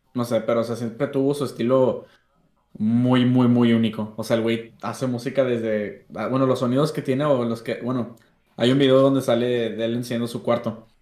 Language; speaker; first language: Spanish; native; Spanish